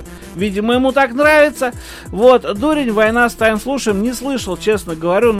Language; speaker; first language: Russian; native; Russian